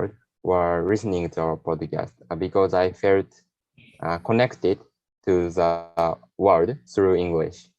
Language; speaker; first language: English; non-native, learner; Japanese